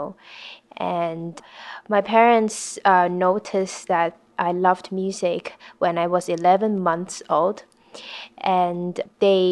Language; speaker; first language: English; non-native, local second language; Cantonese